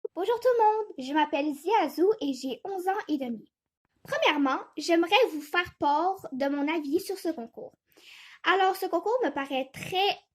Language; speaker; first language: French; early bilingual, other home language; Chinese